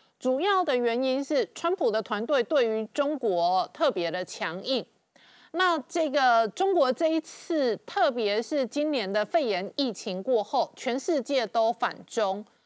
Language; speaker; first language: Chinese; native; Chinese